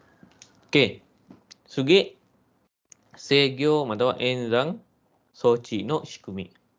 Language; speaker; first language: Japanese; non-native, fluent; Malay